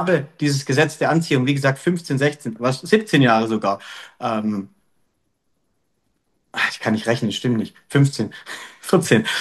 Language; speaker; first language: German; native; German